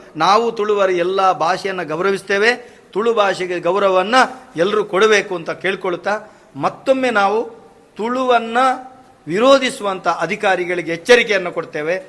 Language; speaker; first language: Kannada; non-native, local second language; Tulu